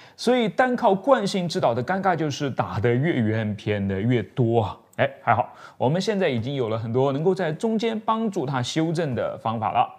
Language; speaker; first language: Chinese; native; Chinese